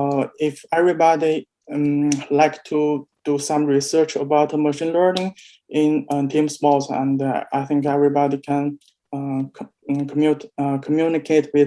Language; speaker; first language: English; non-native, learner; Chinese